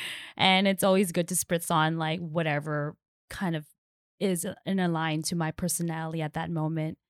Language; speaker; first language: English; non-native, local second language; Filipino